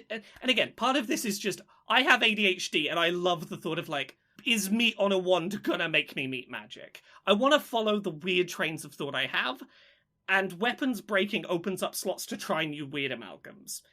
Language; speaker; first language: English; native; English